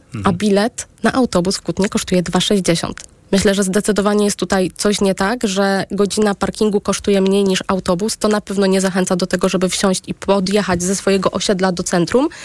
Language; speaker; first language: Polish; native; Polish